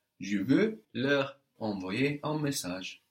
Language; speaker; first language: French; non-native, fluent; English